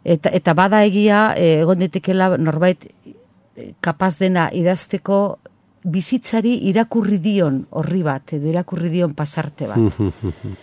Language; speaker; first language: Basque; non-native, local second language; Spanish